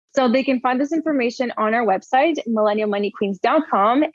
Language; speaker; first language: English; early bilingual, other home language; Portuguese